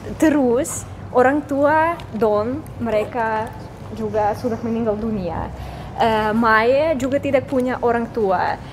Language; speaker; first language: Indonesian; non-native, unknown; Russian